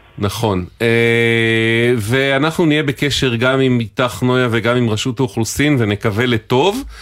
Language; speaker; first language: Hebrew; native; Hebrew